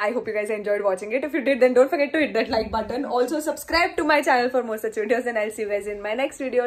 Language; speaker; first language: English; non-native, local second language; Hindi